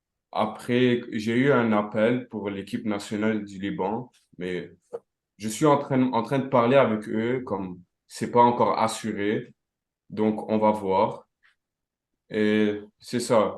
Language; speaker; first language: French; non-native, local second language; Arabic